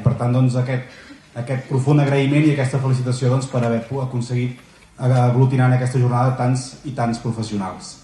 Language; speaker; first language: Catalan; native; Catalan